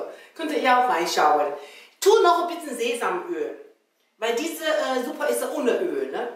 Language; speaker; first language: German; non-native, learner; Chinese